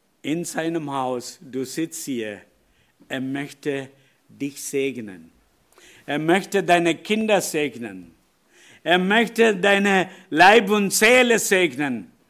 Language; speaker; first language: German; non-native, learner; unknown